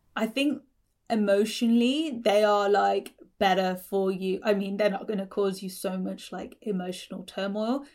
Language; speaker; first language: English; native; English